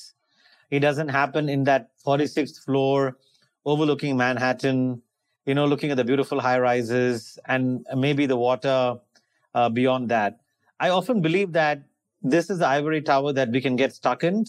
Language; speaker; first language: English; non-native, local second language; Tamil